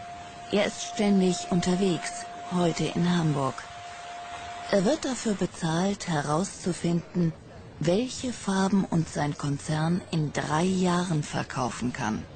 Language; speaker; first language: German; native; German